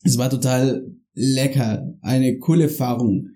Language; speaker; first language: German; non-native, learner; Spanish